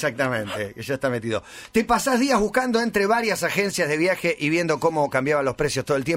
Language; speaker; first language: Spanish; native; Spanish